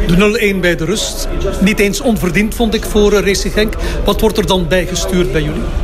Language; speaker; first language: Dutch; native; Dutch